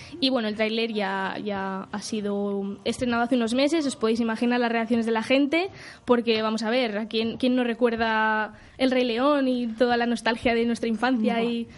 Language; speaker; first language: Spanish; native; Spanish